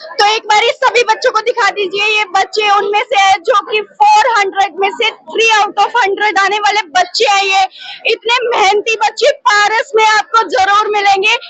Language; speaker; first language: Hindi; native; Hindi